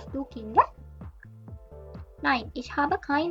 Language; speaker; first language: German; non-native, learner; Sinhala